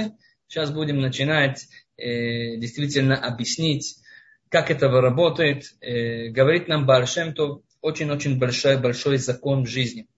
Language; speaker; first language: Russian; non-native, fluent; Hebrew